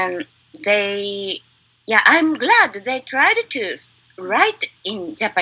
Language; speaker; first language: English; non-native, learner; Japanese